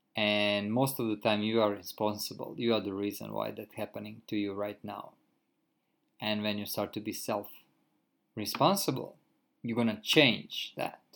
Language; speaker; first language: English; non-native, fluent; Croatian